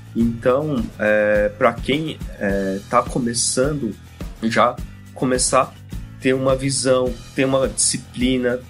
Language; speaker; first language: Portuguese; non-native, fluent; Japanese